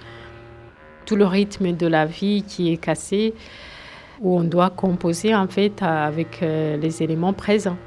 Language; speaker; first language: French; non-native, local second language; Kinyarwanda